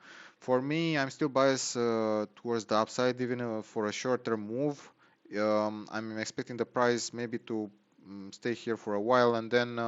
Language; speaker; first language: English; non-native, fluent; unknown